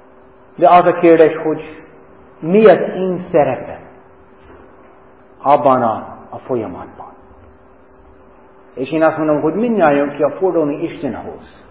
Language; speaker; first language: Hungarian; non-native, fluent; English